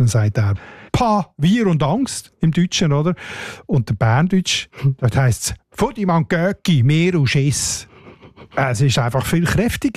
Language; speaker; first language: German; native; German